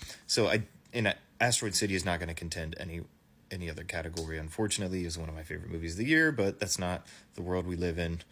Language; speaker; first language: English; native; English